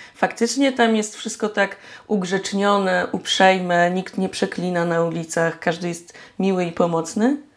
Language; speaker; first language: Polish; native; Polish